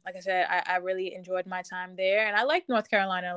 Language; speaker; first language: English; native; English